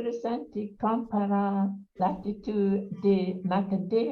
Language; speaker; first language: Spanish; non-native, learner; English